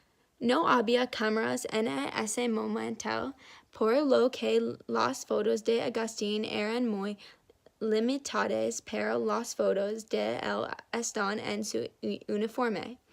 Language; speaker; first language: Spanish; non-native, learner; English